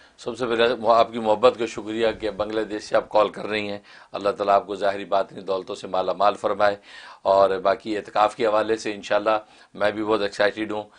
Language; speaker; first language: Hindi; non-native, local second language; Kashmiri